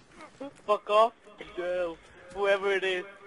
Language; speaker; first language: English; native; English